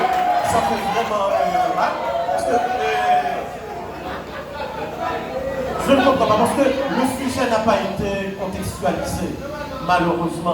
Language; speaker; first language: French; non-native, local second language; Haitian Creole